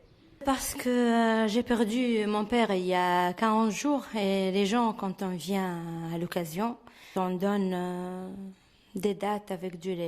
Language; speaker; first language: French; non-native, fluent; Arabic